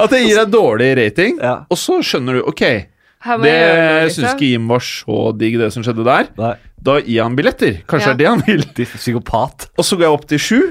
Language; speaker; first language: Norwegian; native; Norwegian